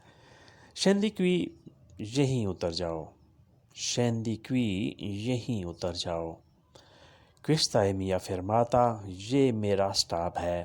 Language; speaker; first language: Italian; non-native, learner; Urdu